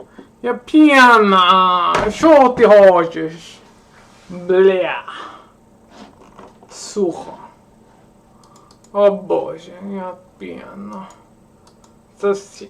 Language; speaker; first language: Russian; non-native, learner; English